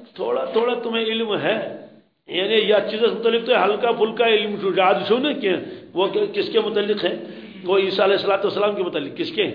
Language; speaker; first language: Urdu; native; Urdu